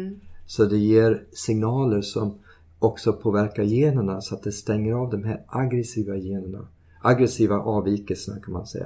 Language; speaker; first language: Swedish; early bilingual, heritage; Swedish